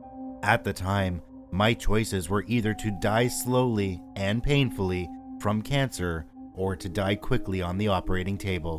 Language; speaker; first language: English; native; English